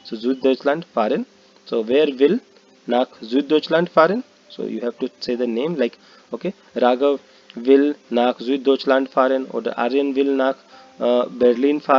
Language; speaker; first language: German; non-native, learner; Hindi